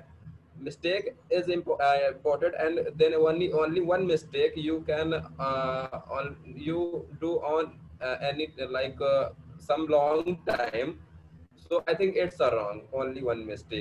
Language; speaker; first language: English; non-native, learner; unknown